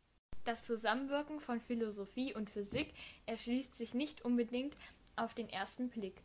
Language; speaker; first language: German; native; German